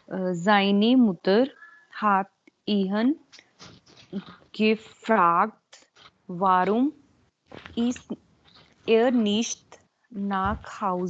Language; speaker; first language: German; non-native, learner; Hindi